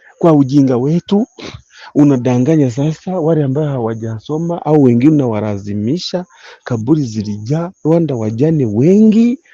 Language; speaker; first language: Swahili; non-native, local second language; Kinyarwanda